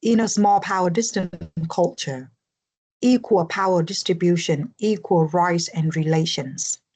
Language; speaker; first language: English; non-native, fluent; Vietnamese